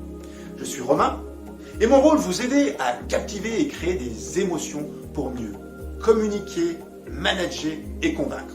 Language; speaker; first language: French; native; French